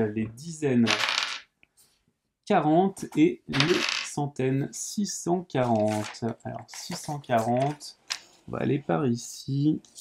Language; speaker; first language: French; native; French